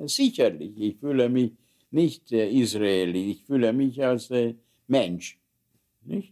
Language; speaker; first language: German; non-native, fluent; Hungarian